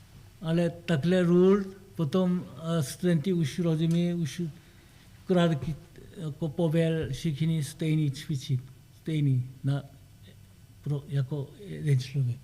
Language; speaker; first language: Czech; non-native, learner; Korean